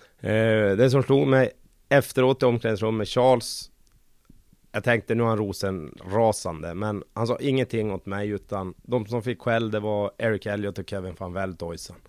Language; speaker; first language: Swedish; native; Swedish